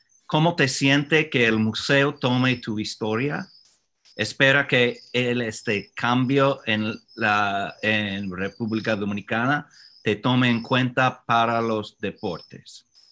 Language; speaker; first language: Spanish; non-native, learner; English